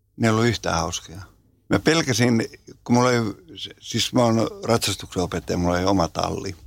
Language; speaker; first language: Finnish; native; Finnish